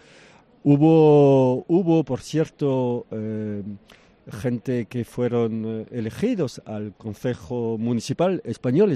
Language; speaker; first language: Spanish; early bilingual, heritage; French